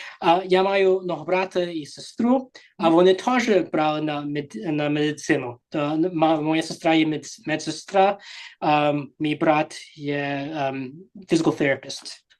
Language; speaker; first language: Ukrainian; early bilingual, heritage; Ukrainian